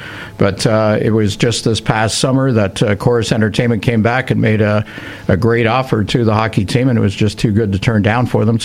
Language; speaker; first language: English; native; English